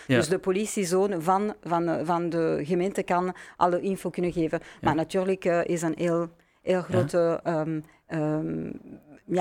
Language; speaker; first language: Dutch; non-native, learner; French